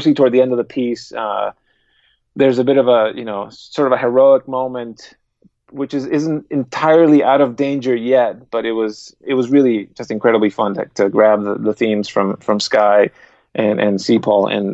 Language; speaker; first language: English; non-native, fluent; Spanish